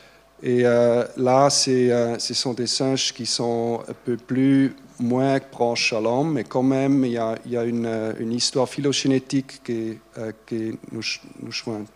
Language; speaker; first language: French; non-native, fluent; German